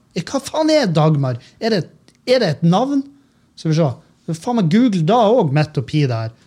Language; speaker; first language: Norwegian; native; Norwegian